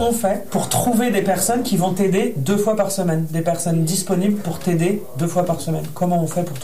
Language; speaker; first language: French; native; French